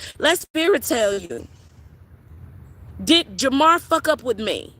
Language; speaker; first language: English; native; English